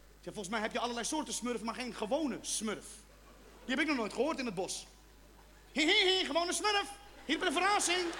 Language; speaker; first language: Dutch; non-native, fluent; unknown